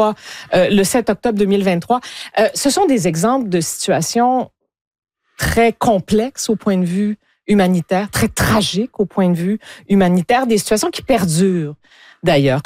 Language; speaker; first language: French; native; French